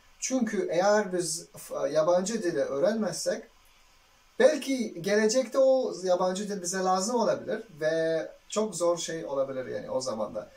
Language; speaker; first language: Turkish; non-native, fluent; Uzbek